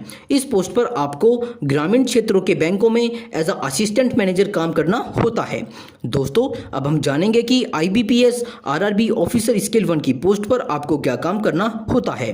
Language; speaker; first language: Hindi; native; Hindi